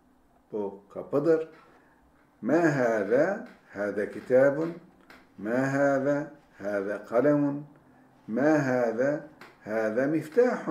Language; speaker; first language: Arabic; non-native, fluent; Turkish